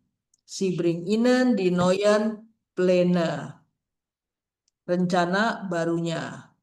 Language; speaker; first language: German; non-native, fluent; Indonesian